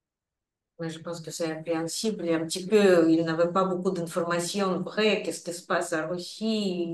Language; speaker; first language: French; non-native, fluent; Russian